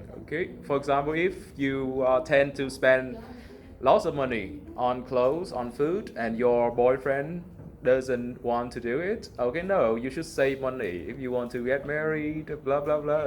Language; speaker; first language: English; non-native, fluent; Vietnamese